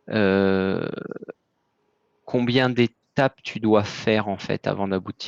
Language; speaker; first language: French; native; French